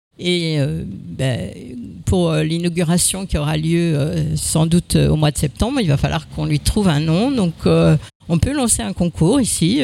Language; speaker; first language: French; native; French